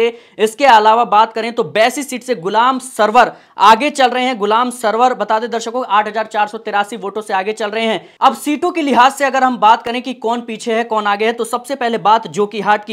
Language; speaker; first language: Hindi; native; Hindi